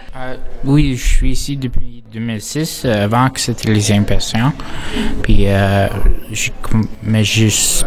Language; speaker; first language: French; non-native, local second language; English